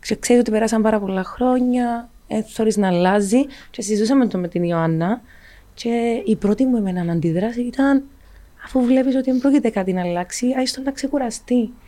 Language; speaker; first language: Greek; native; Greek